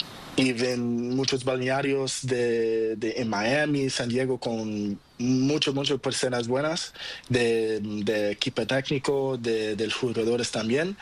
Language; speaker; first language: Spanish; non-native, learner; Portuguese